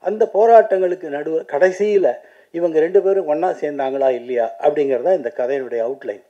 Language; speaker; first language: Tamil; native; Tamil